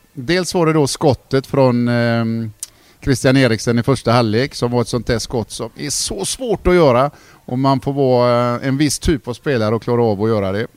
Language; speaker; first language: Swedish; native; Swedish